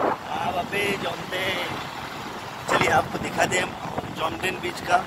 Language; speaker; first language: Hindi; native; Hindi